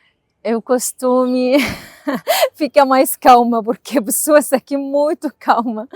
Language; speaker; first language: Portuguese; non-native, learner; Arabic